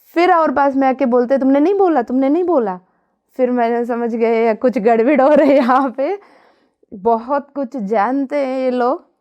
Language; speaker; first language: Hindi; non-native, local second language; Telugu